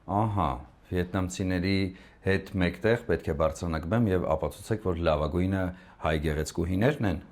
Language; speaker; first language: Armenian; native; Armenian